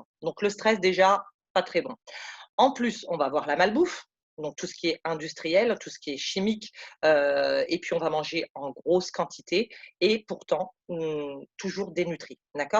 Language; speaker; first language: French; native; French